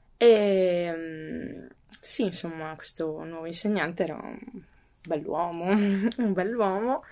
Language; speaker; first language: Italian; native; Italian